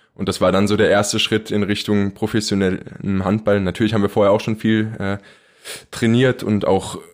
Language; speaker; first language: German; native; German